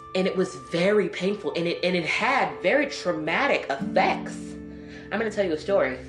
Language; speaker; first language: English; native; English